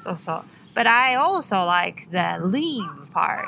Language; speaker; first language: English; non-native, fluent; Japanese